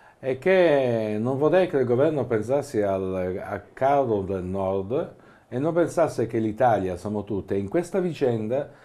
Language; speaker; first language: Italian; native; Italian